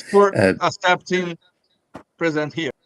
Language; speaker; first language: English; non-native, learner; Portuguese